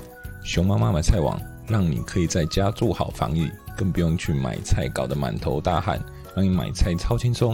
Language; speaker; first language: Chinese; native; Chinese